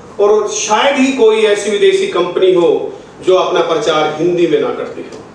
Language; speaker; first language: Hindi; native; Hindi